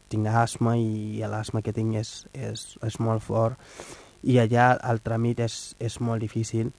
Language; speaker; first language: Catalan; non-native, fluent; Wolof